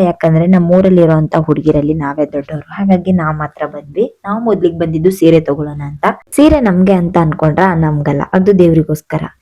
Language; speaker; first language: Kannada; non-native, local second language; Lambadi